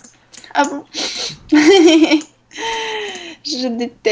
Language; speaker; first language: French; native; French